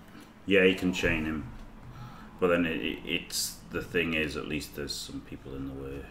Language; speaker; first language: English; native; English